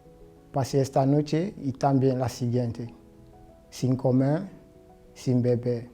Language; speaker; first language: Spanish; non-native, learner; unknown